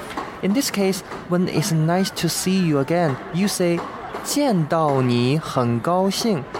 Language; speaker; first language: English; non-native, fluent; Chinese